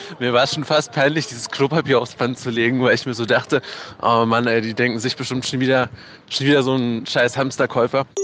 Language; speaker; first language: German; native; German